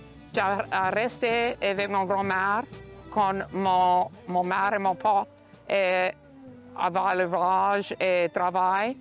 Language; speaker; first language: French; non-native, local second language; English